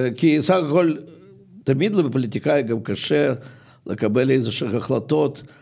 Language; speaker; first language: Hebrew; non-native, fluent; Russian